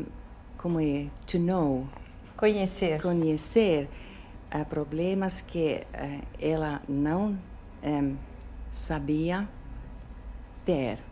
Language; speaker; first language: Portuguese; non-native, learner; Finnish